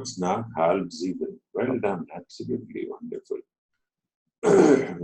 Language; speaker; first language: German; non-native, fluent; Telugu